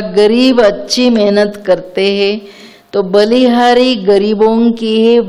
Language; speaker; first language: Hindi; non-native, local second language; Kannada